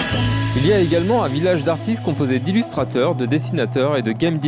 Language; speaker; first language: French; native; French